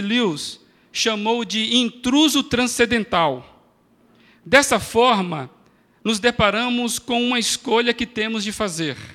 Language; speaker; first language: Portuguese; native; Portuguese